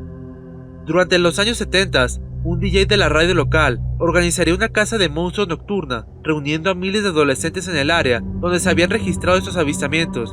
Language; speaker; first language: Spanish; native; Spanish